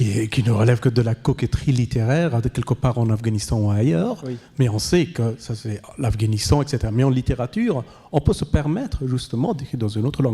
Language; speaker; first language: French; non-native, fluent; Persian